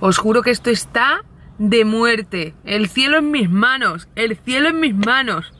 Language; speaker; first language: Spanish; native; Spanish